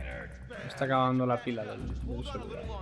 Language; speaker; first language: Spanish; native; Spanish